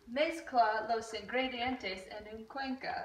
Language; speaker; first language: Spanish; non-native, learner; English